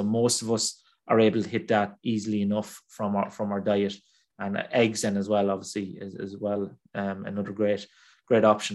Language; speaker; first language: English; native; English